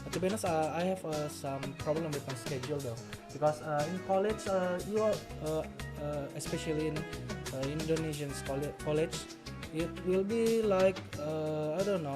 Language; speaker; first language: English; non-native, learner; Indonesian